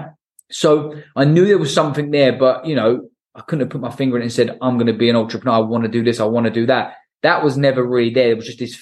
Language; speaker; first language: English; native; English